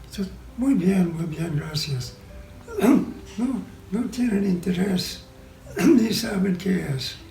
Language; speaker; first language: Spanish; non-native, fluent; English